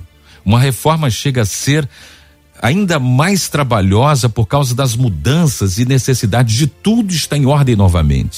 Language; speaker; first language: Portuguese; native; Portuguese